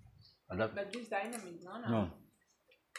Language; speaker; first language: English; non-native, learner; Spanish